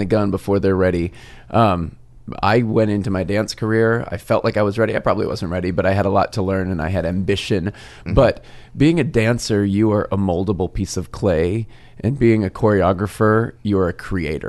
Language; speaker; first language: English; native; English